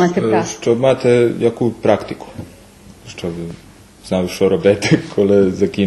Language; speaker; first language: Ukrainian; early bilingual, heritage; Ukrainian